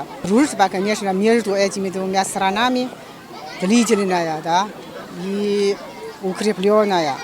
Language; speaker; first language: Russian; non-native, learner; Chinese